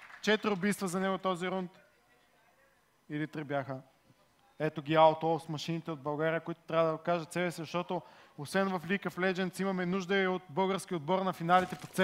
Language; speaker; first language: Bulgarian; native; Bulgarian